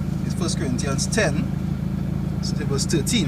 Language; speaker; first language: English; native; English